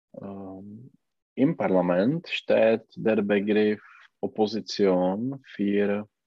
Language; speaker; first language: German; non-native, learner; Czech